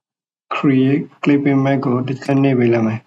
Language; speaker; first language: Burmese; native; Burmese